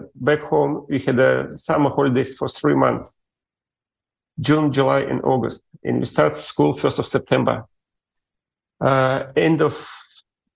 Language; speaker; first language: English; non-native, fluent; Russian